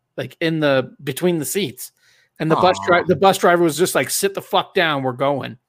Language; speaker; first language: English; native; English